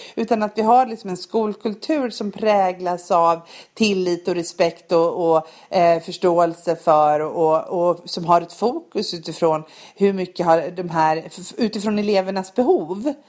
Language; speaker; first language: Swedish; native; Swedish